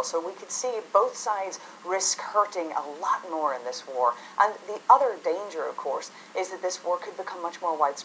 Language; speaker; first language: English; native; English